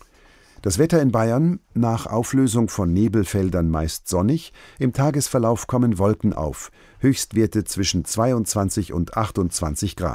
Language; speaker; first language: German; native; German